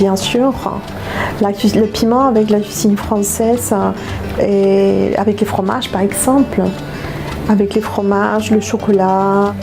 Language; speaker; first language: French; non-native, fluent; Spanish